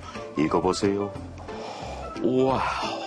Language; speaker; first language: Korean; non-native, learner; English